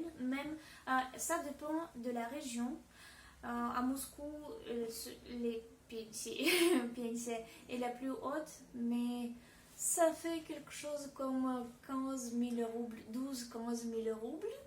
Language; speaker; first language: French; non-native, fluent; Russian